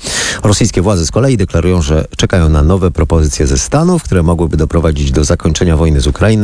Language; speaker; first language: Polish; native; Polish